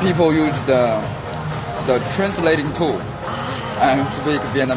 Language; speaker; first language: English; non-native, learner; Korean